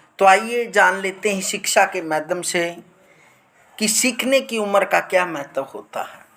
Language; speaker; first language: Hindi; native; Hindi